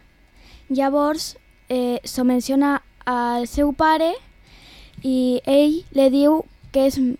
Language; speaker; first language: Catalan; non-native, local second language; Spanish